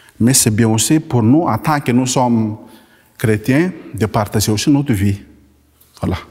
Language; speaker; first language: French; non-native, local second language; Malagasy